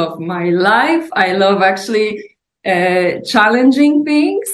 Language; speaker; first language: English; non-native, fluent; Polish